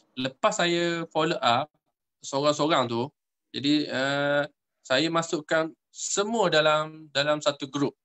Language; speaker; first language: Malay; native; Malay